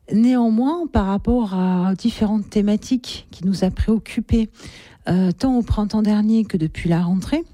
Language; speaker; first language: French; native; French